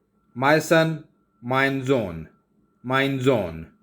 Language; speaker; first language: German; non-native, learner; Urdu